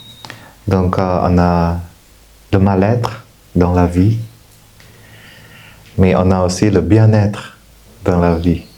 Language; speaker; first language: French; non-native, fluent; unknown